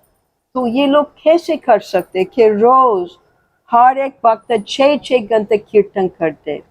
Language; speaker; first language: Hindi; non-native, learner; English